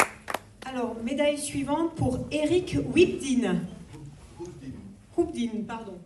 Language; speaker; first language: French; native; French